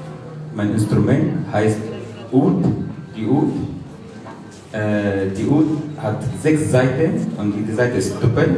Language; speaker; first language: German; non-native, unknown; Arabic